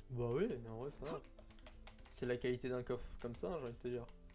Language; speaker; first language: French; native; French